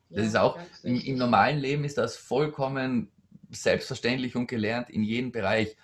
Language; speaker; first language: German; native; German